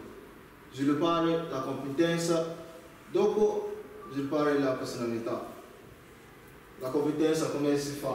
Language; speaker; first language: Italian; non-native, learner; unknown